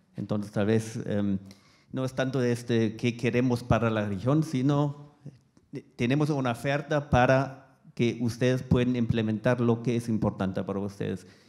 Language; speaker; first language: Spanish; non-native, fluent; German